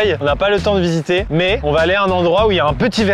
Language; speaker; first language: French; native; French